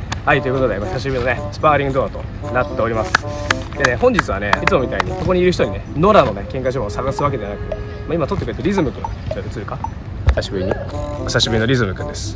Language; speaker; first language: Japanese; native; Japanese